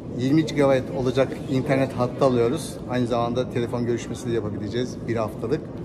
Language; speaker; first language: Turkish; early bilingual, heritage; Turkish